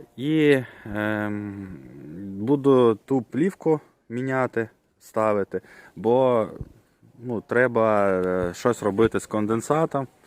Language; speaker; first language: Ukrainian; non-native, local second language; Russian